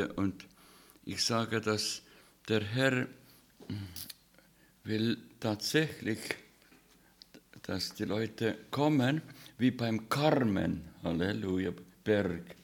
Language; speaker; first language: German; non-native, fluent; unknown